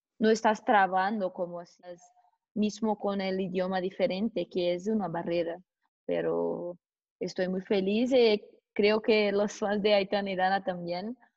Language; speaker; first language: Spanish; non-native, learner; Portuguese